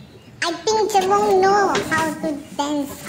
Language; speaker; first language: English; non-native, learner; Indonesian